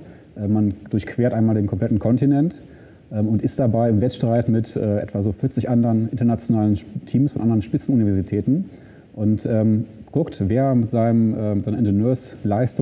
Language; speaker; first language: German; native; German